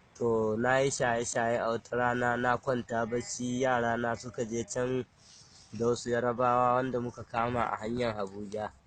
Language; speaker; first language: Hausa; non-native, local second language; Fula